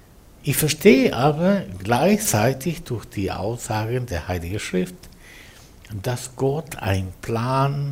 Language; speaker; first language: German; non-native, fluent; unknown